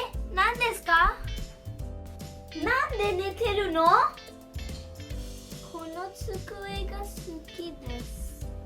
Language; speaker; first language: Japanese; non-native, learner; Hindi